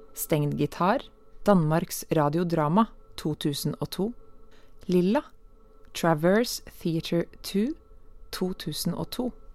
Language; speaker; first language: Norwegian; native; Norwegian